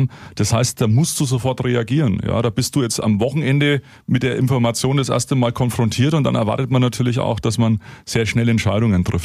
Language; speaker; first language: German; native; German